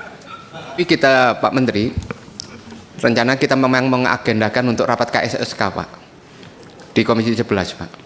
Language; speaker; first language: Indonesian; native; Indonesian